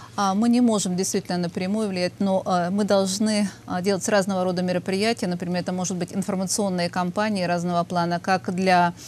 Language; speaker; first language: Russian; native; Russian